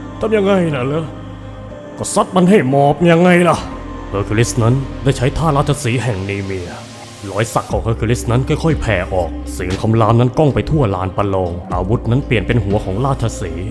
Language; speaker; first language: Thai; native; Thai